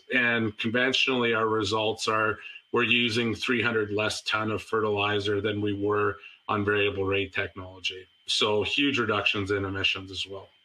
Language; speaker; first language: English; native; English